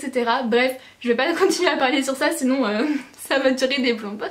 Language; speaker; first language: French; native; French